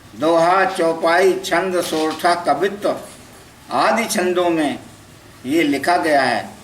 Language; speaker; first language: Hindi; native; Hindi